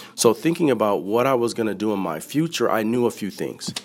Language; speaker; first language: English; native; English